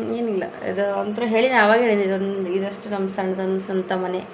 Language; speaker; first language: Kannada; native; Kannada